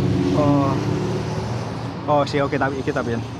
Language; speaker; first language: Spanish; non-native, learner; Indonesian